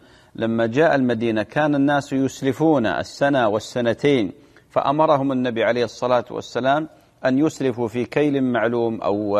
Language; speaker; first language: Arabic; native; Arabic